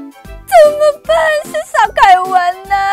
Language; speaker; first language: Chinese; non-native, fluent; Korean